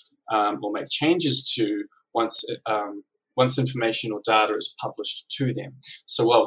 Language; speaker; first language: English; native; English